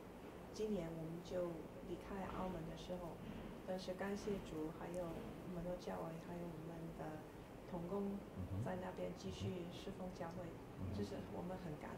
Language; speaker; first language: Chinese; early bilingual, heritage; English